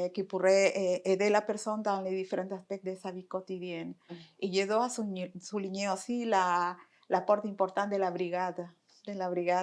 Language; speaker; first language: French; non-native, fluent; Spanish